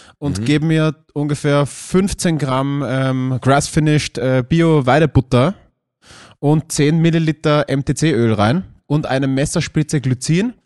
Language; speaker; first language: German; native; German